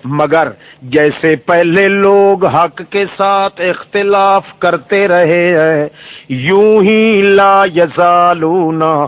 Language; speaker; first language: Urdu; non-native, local second language; Saraiki